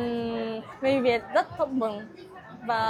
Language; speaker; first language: Vietnamese; non-native, learner; Japanese